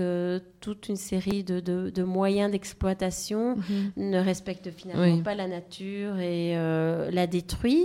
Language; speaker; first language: French; native; French